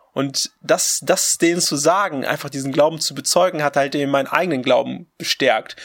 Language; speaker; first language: German; early bilingual, other home language; Russian